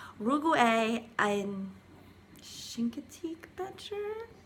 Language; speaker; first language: Irish; non-native, learner; English